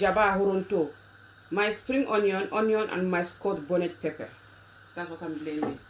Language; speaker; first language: English; non-native, local second language; Mandingo